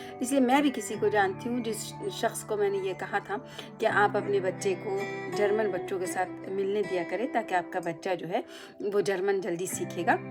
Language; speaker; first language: Urdu; native; Urdu